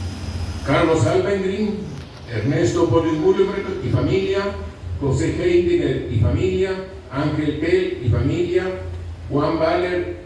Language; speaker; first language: Spanish; native; Spanish